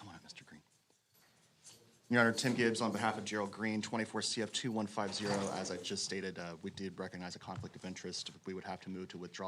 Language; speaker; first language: English; native; English